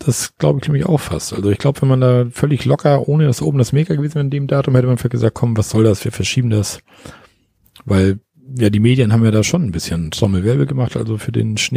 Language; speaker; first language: German; native; German